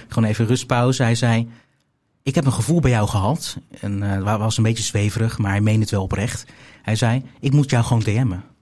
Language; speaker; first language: Dutch; native; Dutch